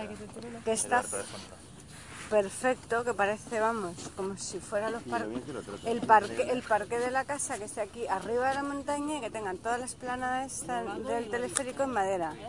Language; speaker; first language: Spanish; native; Spanish